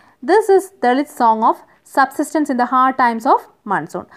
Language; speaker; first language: English; non-native, local second language; Malayalam